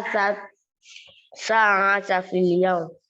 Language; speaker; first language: Arabic; non-native, learner; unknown